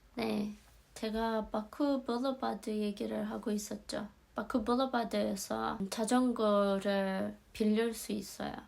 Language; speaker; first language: Korean; non-native, fluent; Azerbaijani